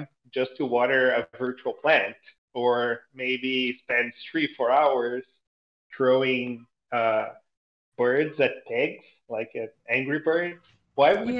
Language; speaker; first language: English; non-native, fluent; Portuguese